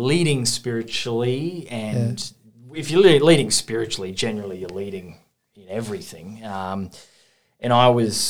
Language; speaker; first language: English; native; English